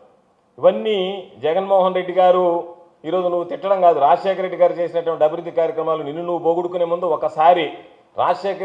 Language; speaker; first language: Telugu; native; Telugu